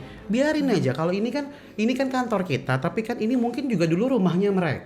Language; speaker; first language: Indonesian; native; Indonesian